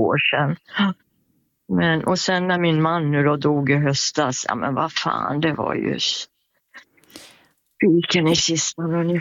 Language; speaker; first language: Swedish; native; Swedish